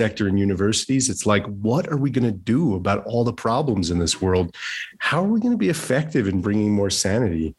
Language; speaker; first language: English; native; English